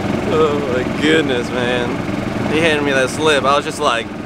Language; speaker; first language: English; native; English